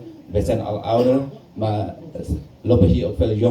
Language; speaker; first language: Dutch; non-native, learner; Indonesian